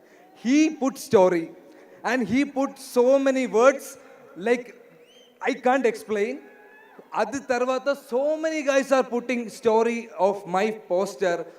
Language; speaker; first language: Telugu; non-native, learner; Malayalam